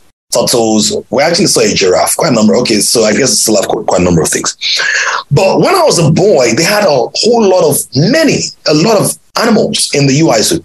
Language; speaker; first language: English; non-native, local second language; Yoruba